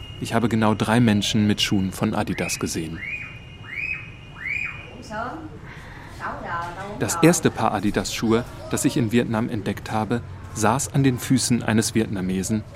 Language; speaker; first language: German; native; German